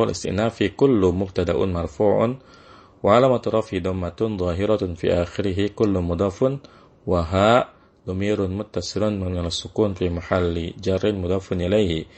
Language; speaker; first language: Arabic; non-native, fluent; Indonesian